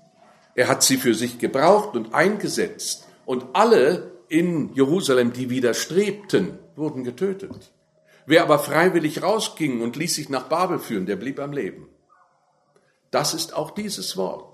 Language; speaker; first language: German; native; German